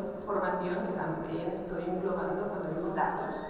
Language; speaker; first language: Spanish; non-native, local second language; Catalan